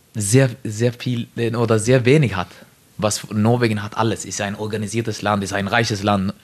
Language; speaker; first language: German; non-native, fluent; Norwegian